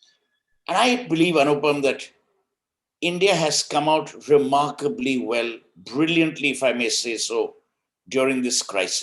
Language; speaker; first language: English; non-native, local second language; Hindi